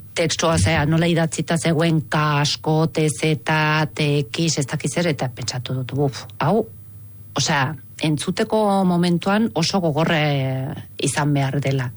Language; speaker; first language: Basque; non-native, fluent; Swiss German